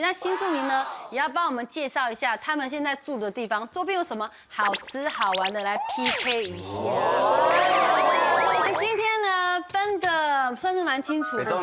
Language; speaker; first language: Chinese; native; Chinese